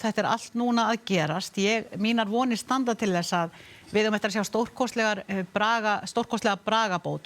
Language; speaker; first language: Icelandic; native; Icelandic